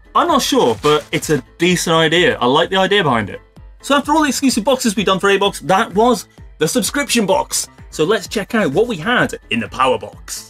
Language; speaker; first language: English; native; English